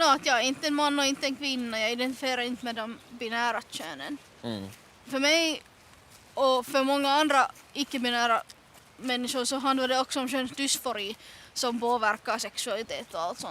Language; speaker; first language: Swedish; non-native, local second language; Finnish